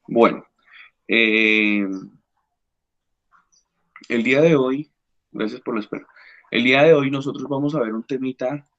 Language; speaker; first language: Spanish; native; Spanish